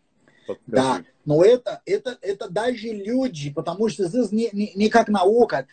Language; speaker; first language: Russian; non-native, fluent; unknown